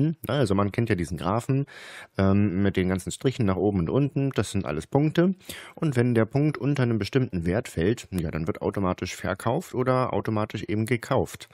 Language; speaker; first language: German; native; German